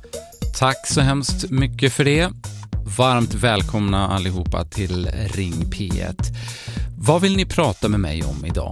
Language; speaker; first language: Swedish; native; Swedish